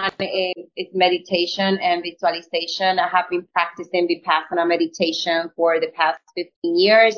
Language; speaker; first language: English; non-native, fluent; Spanish